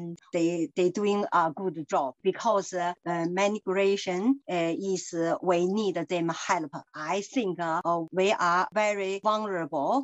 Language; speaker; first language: English; non-native, learner; Chinese